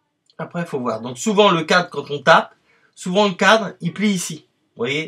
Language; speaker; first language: French; native; French